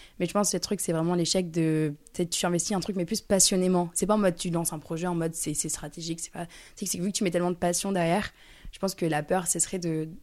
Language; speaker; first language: French; early bilingual, other home language; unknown